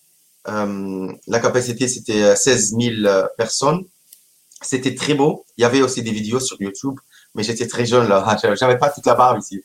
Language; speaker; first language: French; non-native, local second language; Arabic